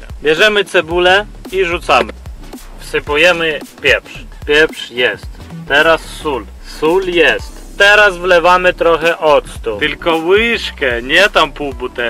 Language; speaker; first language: Polish; non-native, fluent; Ukrainian